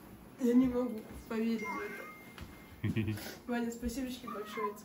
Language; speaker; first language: Russian; native; Russian